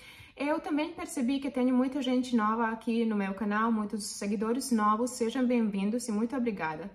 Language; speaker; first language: Portuguese; non-native, fluent; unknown